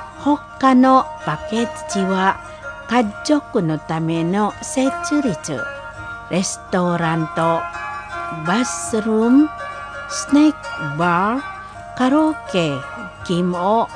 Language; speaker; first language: Japanese; non-native, fluent; Indonesian